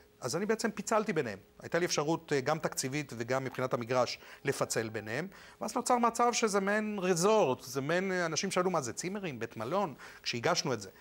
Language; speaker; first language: Hebrew; non-native, fluent; Spanish